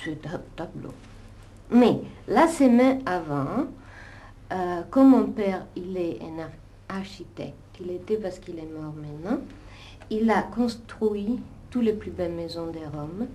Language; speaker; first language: French; non-native, fluent; Italian